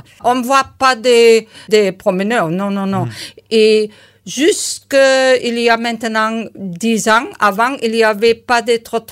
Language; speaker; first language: French; non-native, learner; German